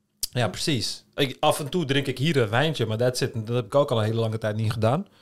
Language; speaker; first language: Dutch; early bilingual, other home language; Turkish